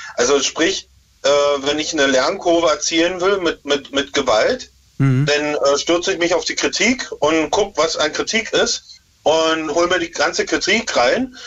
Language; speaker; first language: German; native; German